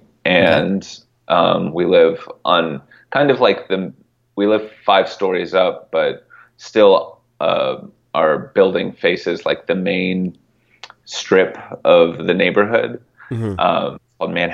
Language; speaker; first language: English; native; English